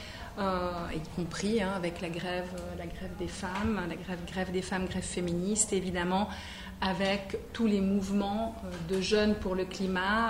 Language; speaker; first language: French; native; French